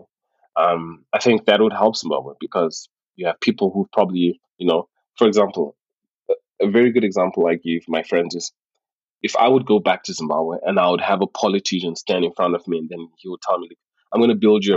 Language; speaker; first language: English; non-native, local second language; Shona